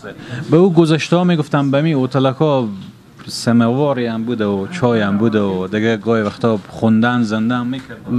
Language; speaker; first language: Persian; native; Persian